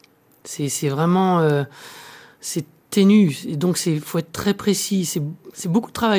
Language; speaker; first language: French; native; French